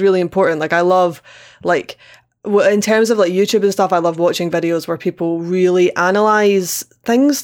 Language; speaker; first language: English; native; English